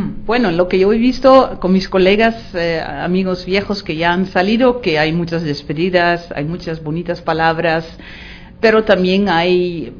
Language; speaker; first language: Spanish; non-native, fluent; Dutch